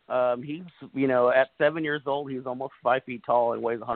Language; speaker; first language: English; native; English